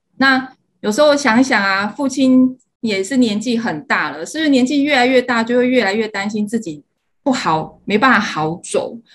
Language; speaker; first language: Chinese; native; Chinese